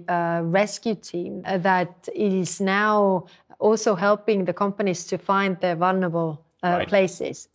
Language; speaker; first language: English; non-native, fluent; Estonian